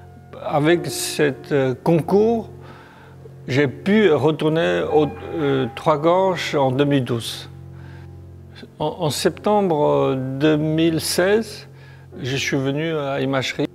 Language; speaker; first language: French; non-native, learner; Chinese